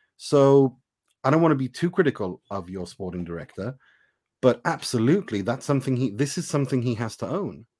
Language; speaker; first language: English; non-native, fluent; Persian